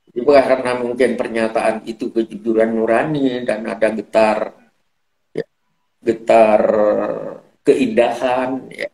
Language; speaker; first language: Indonesian; non-native, local second language; Madurese